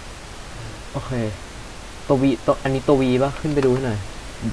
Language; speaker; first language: Thai; native; Thai